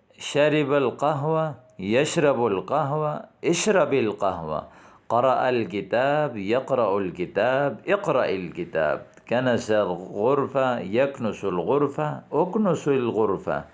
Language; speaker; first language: Arabic; non-native, fluent; Urdu